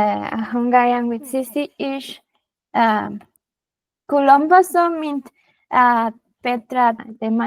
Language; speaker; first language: Hungarian; non-native, learner; Spanish